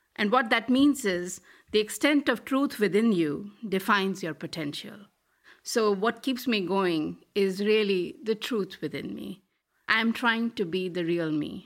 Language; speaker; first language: English; non-native, local second language; Hindi